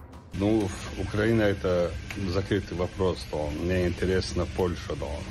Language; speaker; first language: Russian; non-native, local second language; Chechen